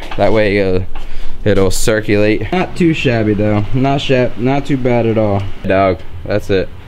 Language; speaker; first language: English; native; English